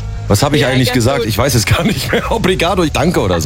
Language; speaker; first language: German; native; German